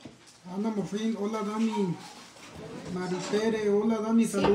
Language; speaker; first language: Spanish; native; Spanish